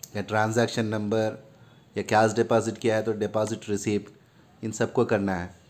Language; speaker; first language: Hindi; non-native, local second language; Urdu